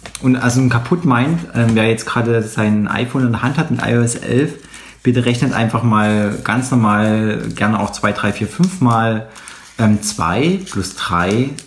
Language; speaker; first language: German; native; German